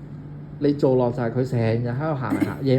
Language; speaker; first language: Cantonese; native; Cantonese